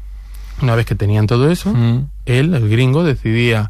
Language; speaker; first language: Spanish; native; Spanish